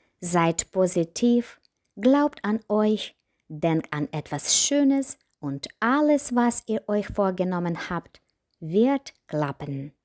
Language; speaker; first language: German; non-native, fluent; Ukrainian